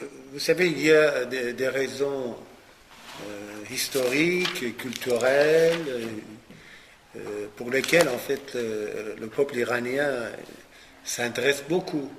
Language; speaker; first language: French; non-native, fluent; Persian